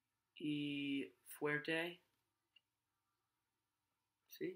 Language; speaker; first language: Spanish; non-native, learner; English